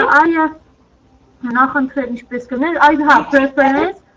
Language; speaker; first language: English; non-native, learner; Armenian